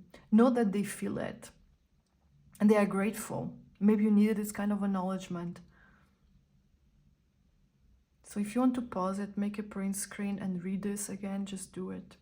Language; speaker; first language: English; non-native, fluent; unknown